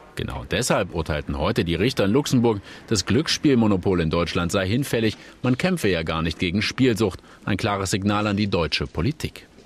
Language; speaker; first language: German; native; German